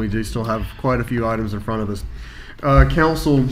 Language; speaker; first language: English; native; English